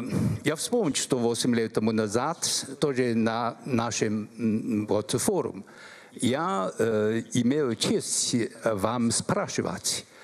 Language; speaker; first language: Russian; non-native, learner; Chinese